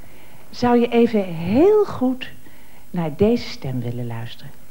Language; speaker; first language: Dutch; native; Dutch